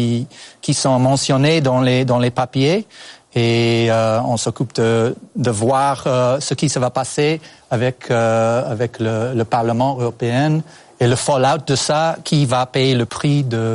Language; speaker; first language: French; non-native, fluent; English